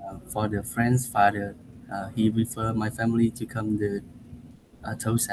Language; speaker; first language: English; non-native, learner; Vietnamese